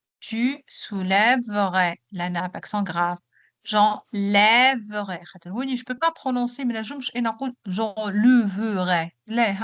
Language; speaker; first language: French; non-native, local second language; Arabic